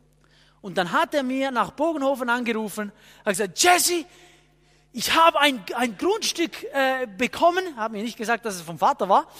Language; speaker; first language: German; non-native, fluent; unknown